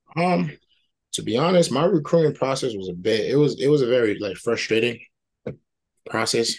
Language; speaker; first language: English; early bilingual, other home language; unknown